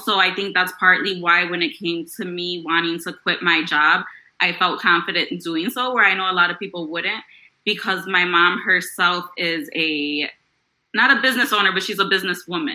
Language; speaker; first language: English; native; English